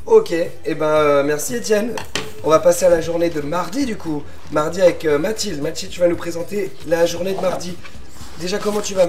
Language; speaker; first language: French; native; French